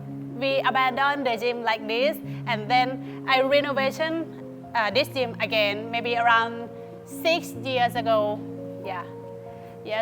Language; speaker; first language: English; non-native, fluent; Thai